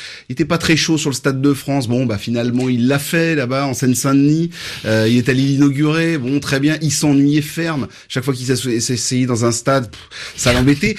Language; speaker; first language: French; native; French